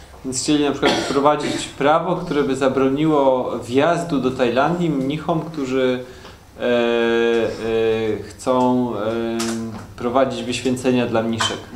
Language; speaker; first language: Polish; native; Polish